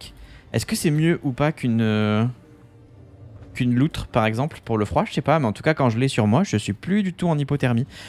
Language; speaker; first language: French; native; French